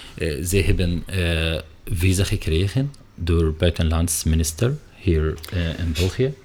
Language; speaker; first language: Dutch; non-native, fluent; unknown